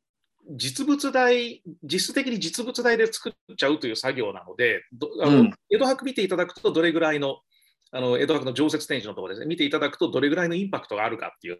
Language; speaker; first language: Japanese; native; Japanese